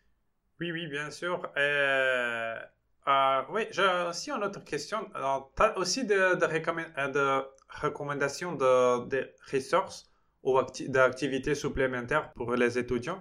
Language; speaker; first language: French; non-native, fluent; Portuguese